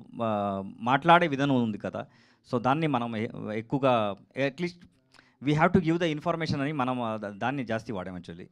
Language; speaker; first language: Telugu; non-native, learner; Kannada